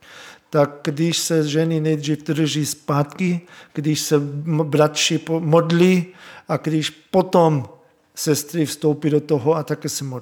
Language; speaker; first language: Czech; non-native, fluent; German